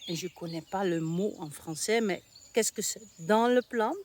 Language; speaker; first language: French; non-native, learner; Dutch